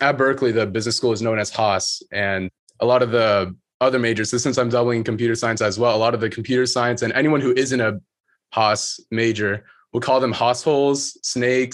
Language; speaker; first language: English; native; English